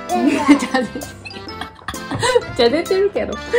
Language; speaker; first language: Japanese; native; Japanese